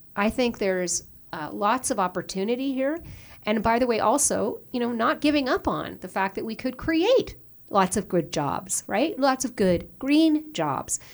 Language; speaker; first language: English; native; English